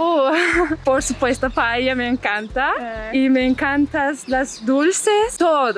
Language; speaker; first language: Spanish; non-native, learner; Turkish